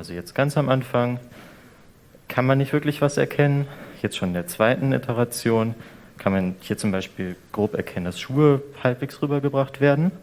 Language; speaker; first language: German; native; German